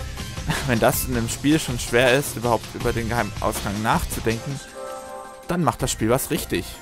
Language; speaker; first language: German; native; German